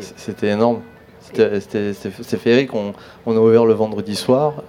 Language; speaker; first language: French; native; French